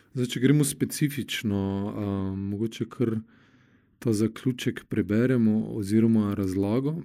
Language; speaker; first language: Slovenian; native; Slovenian